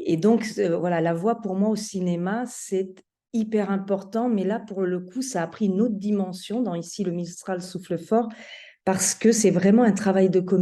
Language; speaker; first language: French; native; French